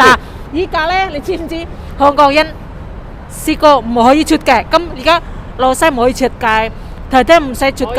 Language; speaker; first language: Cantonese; non-native, fluent; Indonesian